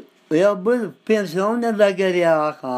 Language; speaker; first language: Russian; non-native, local second language; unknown